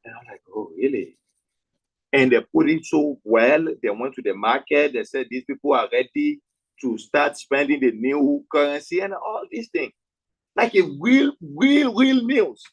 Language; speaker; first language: English; non-native, local second language; Yoruba